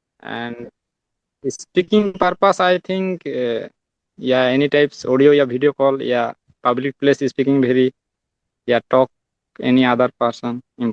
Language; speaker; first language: English; non-native, learner; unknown